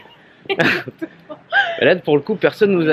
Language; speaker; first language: French; native; French